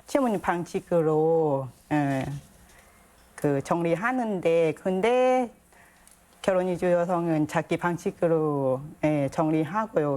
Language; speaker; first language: Korean; non-native, learner; Thai